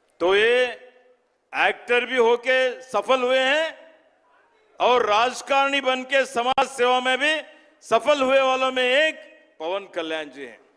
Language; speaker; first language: Hindi; non-native, local second language; Kannada